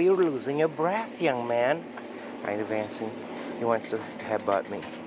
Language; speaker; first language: English; non-native, fluent; Portuguese